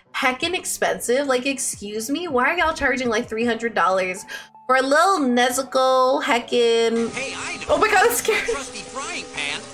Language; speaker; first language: English; native; English